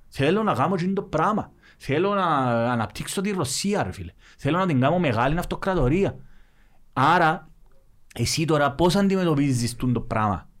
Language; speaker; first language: Greek; native; Greek